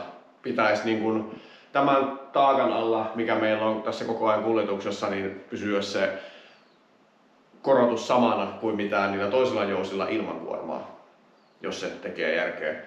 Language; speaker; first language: Finnish; native; Finnish